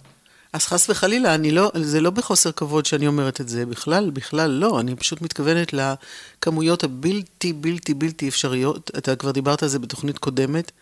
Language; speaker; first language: Hebrew; native; Hebrew